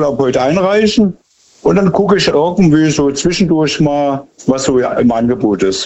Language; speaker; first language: German; native; German